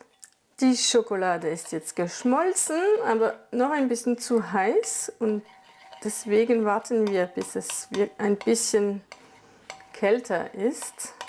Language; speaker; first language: German; non-native, fluent; French